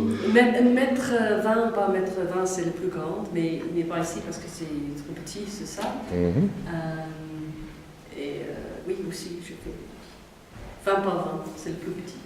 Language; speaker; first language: French; non-native, learner; English